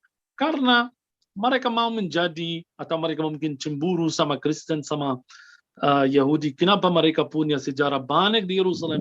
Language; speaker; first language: Indonesian; non-native, fluent; Arabic